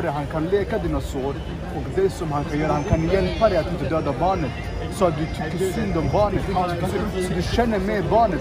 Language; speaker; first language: Swedish; non-native, fluent; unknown